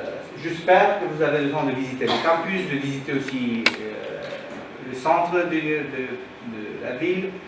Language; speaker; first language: French; non-native, learner; Romanian